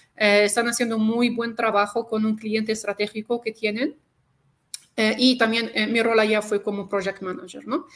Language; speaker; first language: Spanish; non-native, fluent; Arabic